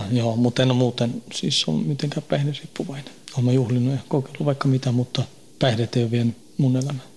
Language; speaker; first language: Finnish; early bilingual, heritage; Finnish